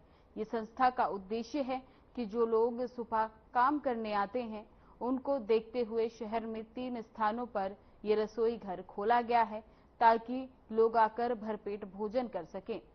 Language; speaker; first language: Hindi; native; Hindi